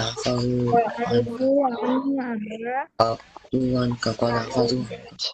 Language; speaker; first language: Arabic; non-native, learner; Bangla